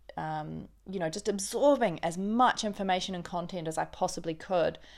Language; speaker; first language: English; native; English